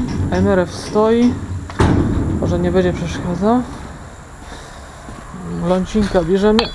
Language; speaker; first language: Polish; native; Polish